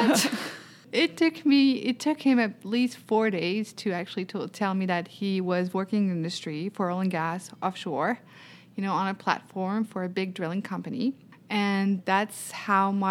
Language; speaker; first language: English; non-native, fluent; French